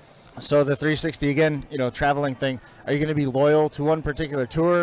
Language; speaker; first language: English; native; English